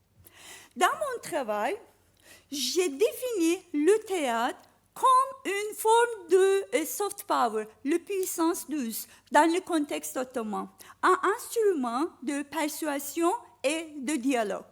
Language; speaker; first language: French; non-native, fluent; Turkish